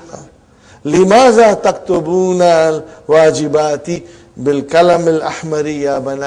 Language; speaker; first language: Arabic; non-native, fluent; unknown